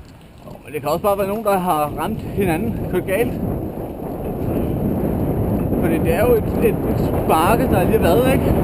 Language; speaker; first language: Danish; native; Danish